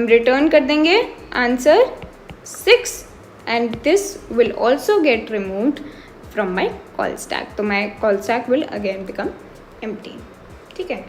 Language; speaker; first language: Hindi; native; Hindi